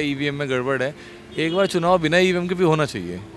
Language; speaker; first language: Hindi; native; Hindi